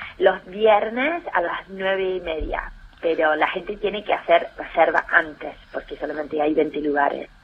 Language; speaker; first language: Spanish; non-native, fluent; English